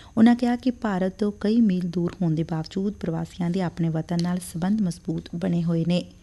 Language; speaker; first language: Punjabi; native; Punjabi